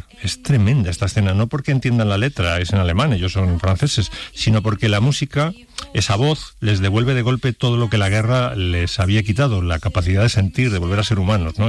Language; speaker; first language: Spanish; native; Spanish